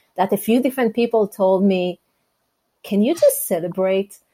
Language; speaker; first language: English; non-native, fluent; Hebrew